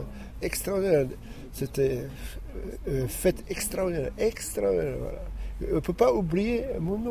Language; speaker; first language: French; non-native, learner; Slovak